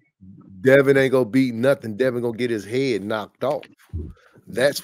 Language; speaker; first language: English; native; English